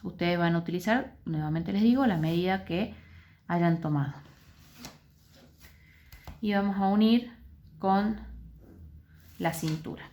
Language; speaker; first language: Spanish; native; Spanish